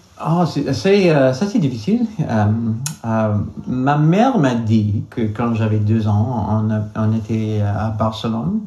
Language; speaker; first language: French; non-native, learner; English